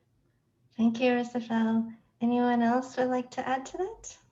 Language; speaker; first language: English; native; English